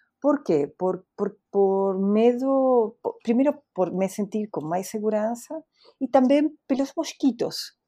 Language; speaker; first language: Portuguese; non-native, fluent; Spanish